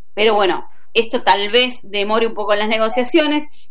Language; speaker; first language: Spanish; native; Spanish